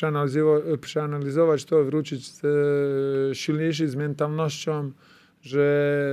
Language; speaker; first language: Polish; non-native, fluent; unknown